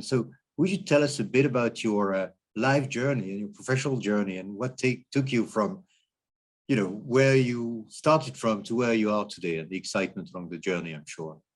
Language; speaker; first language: English; non-native, fluent; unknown